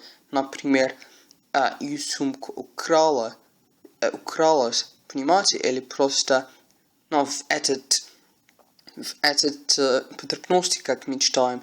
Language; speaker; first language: Russian; non-native, learner; English